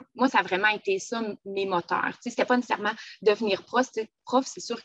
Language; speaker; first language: French; native; French